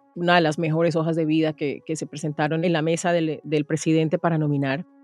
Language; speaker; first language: Spanish; native; Spanish